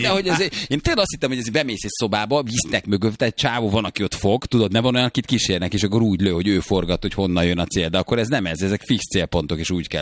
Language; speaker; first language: Hungarian; native; Hungarian